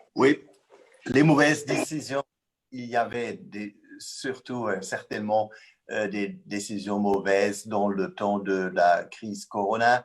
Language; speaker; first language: French; non-native, fluent; German